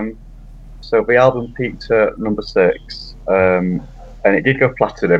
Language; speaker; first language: English; native; English